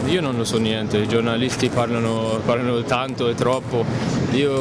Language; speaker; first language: Italian; non-native, learner; German